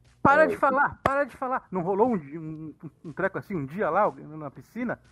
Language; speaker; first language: Portuguese; native; Portuguese